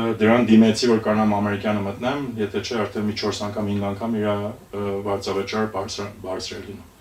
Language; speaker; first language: Armenian; early bilingual, heritage; Armenian